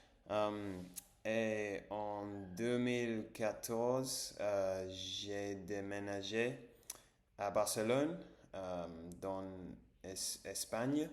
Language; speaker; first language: French; non-native, learner; English